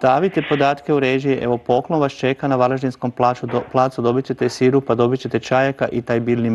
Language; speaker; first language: Croatian; native; Croatian